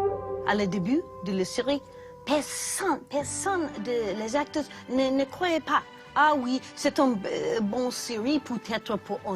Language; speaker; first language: French; non-native, learner; English